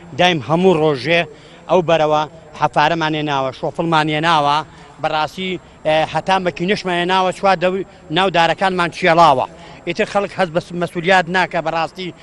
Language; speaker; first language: Central Kurdish; native; Central Kurdish